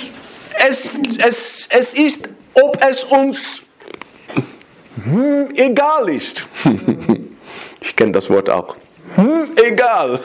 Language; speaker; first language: German; non-native, fluent; Dutch